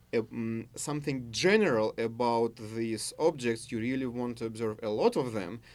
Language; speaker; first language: English; non-native, fluent; Russian